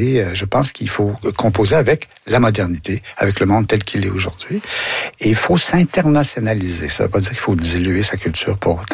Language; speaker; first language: French; native; French